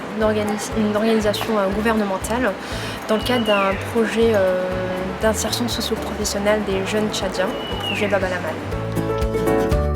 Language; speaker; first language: French; non-native, local second language; Arabic